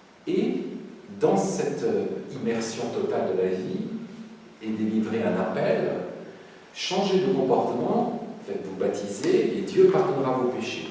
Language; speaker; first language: French; native; French